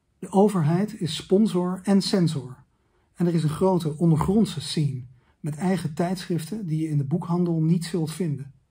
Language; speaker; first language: Dutch; native; Dutch